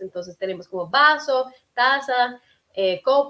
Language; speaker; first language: Spanish; early bilingual, heritage; Spanish